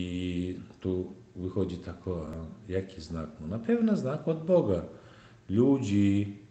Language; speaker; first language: Polish; non-native, learner; Turkmen